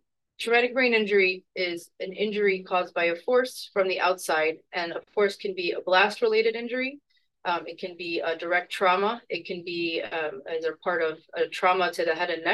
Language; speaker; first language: English; native; English